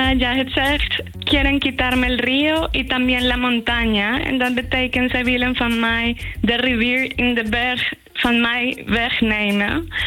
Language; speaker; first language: Dutch; non-native, fluent; Spanish